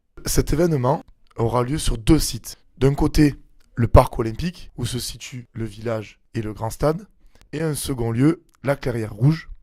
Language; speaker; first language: French; native; French